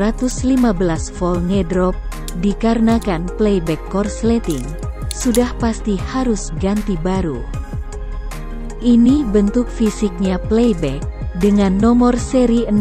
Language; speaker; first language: Indonesian; native; Indonesian